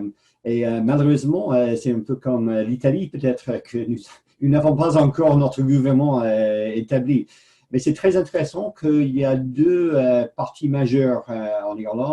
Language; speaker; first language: French; non-native, fluent; English